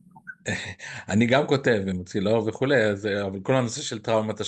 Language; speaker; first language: Hebrew; native; Hebrew